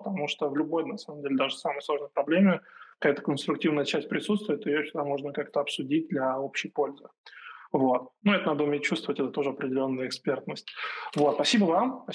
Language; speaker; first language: Russian; native; Russian